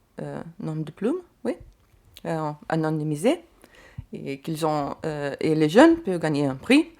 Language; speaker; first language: French; non-native, learner; Lithuanian